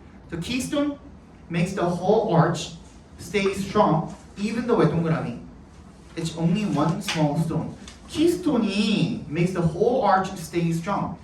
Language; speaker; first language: English; non-native, fluent; Korean